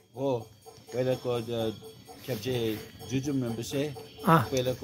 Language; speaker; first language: Nepali; non-native, fluent; English